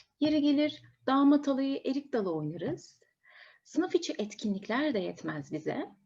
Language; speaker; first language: Turkish; native; Turkish